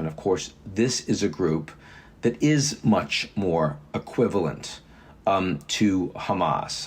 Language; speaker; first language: English; native; English